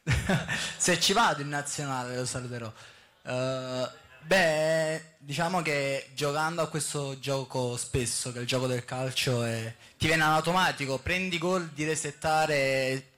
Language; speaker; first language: Italian; native; Italian